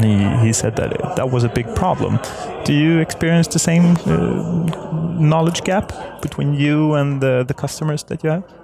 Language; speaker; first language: English; non-native, fluent; Swedish